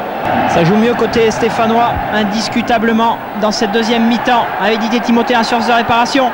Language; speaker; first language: French; native; French